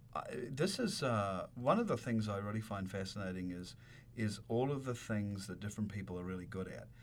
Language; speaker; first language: English; native; English